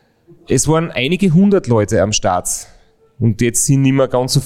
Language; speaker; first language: German; native; German